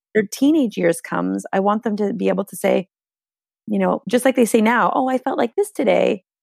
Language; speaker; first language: English; non-native, fluent; Hungarian